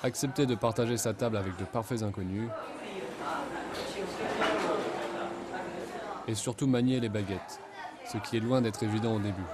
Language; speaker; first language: French; native; French